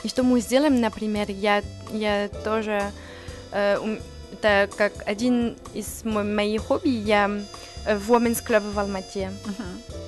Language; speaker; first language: Russian; non-native, learner; French